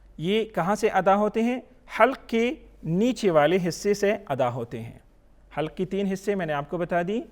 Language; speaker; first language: Urdu; non-native, local second language; Pashto